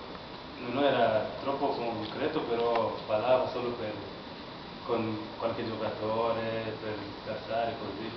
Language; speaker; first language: Italian; non-native, learner; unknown